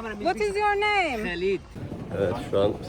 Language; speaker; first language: English; non-native, learner; Turkish